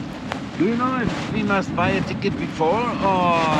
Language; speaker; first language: English; non-native, learner; German